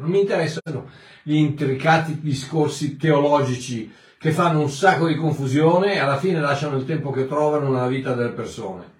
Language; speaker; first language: Italian; native; Italian